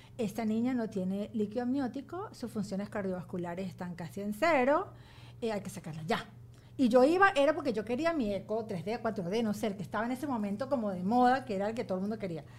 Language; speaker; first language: Spanish; native; Spanish